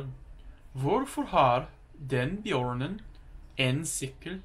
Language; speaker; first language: Norwegian; non-native, learner; English